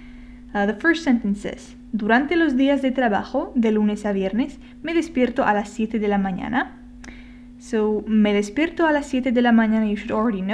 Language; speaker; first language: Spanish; non-native, fluent; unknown